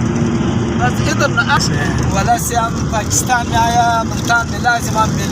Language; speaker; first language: Hindi; non-native, learner; Pashto